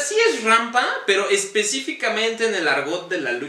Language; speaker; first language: Spanish; native; Spanish